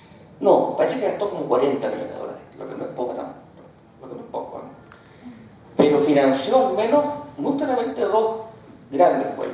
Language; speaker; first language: Spanish; native; Spanish